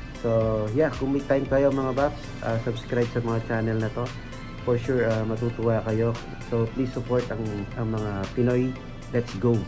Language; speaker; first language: Filipino; non-native, local second language; Pampanga